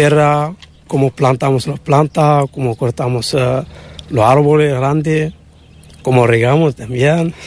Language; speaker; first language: Spanish; non-native, learner; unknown